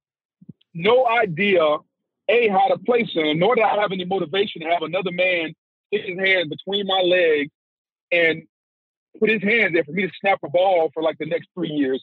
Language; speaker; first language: English; native; English